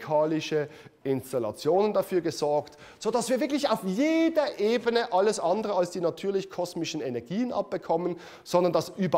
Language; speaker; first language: German; native; German